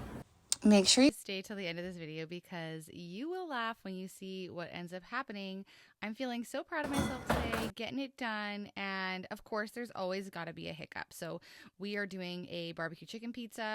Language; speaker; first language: English; native; English